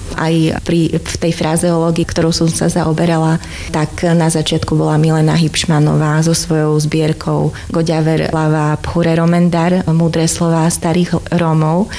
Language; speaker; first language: Slovak; native; Slovak